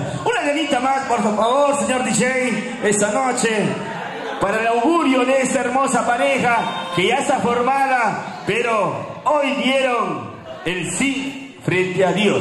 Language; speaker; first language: Spanish; native; Spanish